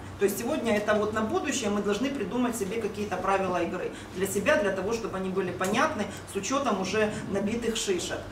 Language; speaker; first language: Russian; native; Russian